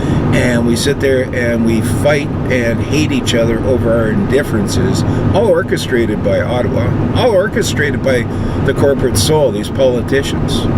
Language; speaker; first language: English; native; English